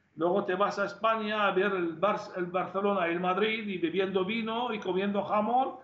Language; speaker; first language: Spanish; non-native, fluent; Arabic